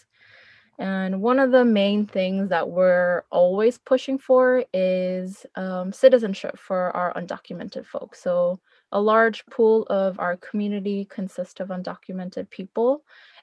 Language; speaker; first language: English; early bilingual, other home language; Korean